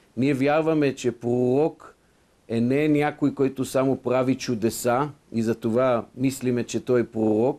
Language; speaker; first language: Bulgarian; non-native, fluent; Hebrew